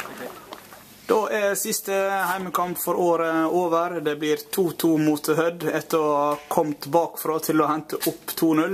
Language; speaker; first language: Norwegian; native; Norwegian